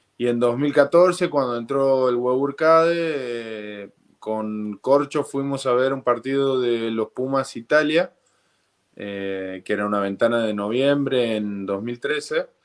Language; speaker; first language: Spanish; native; Spanish